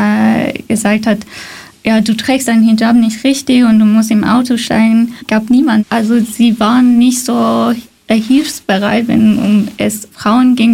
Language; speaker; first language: German; non-native, fluent; Persian